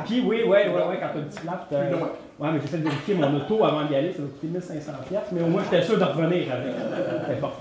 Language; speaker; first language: French; native; French